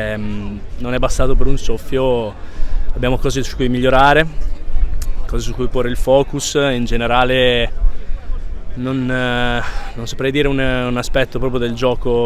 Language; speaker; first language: Italian; native; Italian